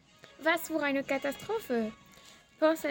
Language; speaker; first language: German; non-native, learner; French